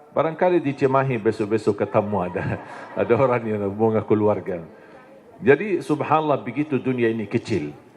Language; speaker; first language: Indonesian; non-native, fluent; Arabic